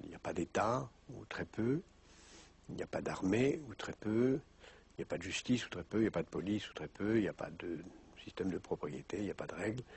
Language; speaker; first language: French; native; French